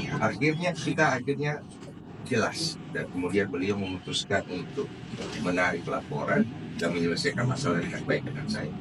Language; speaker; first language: Indonesian; native; Indonesian